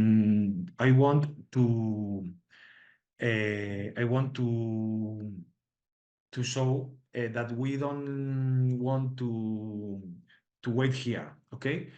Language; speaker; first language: English; non-native, learner; Spanish